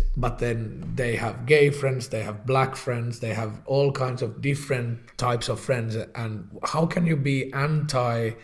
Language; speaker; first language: English; non-native, fluent; Finnish